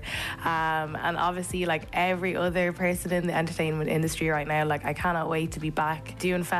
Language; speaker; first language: English; native; English